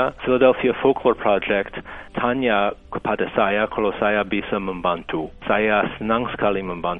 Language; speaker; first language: Indonesian; non-native, fluent; English